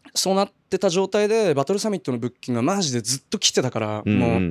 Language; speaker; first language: Japanese; native; Japanese